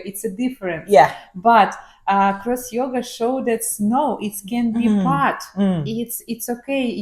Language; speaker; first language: English; non-native, learner; Ukrainian